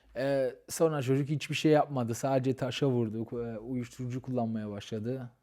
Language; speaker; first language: Turkish; early bilingual, heritage; Turkish